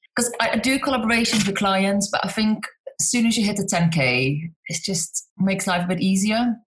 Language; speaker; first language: English; non-native, fluent; Dutch